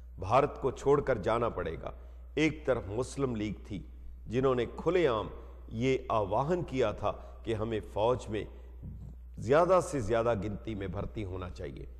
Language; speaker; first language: Hindi; non-native, local second language; Punjabi